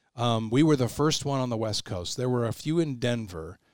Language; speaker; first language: English; native; English